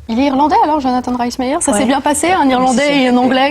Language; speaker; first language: French; native; French